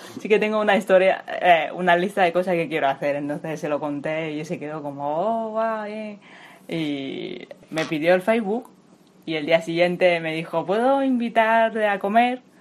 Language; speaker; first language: Spanish; non-native, fluent; Chinese